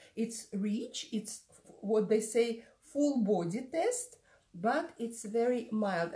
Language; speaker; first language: English; non-native, fluent; Russian